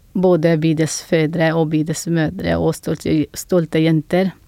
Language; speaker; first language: Norwegian; non-native, fluent; Urdu